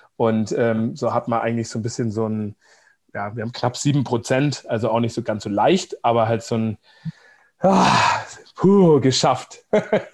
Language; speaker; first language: German; native; German